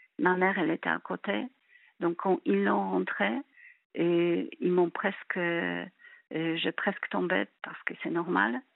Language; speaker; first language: French; non-native, fluent; Polish